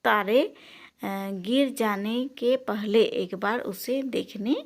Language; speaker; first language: Hindi; non-native, local second language; Assamese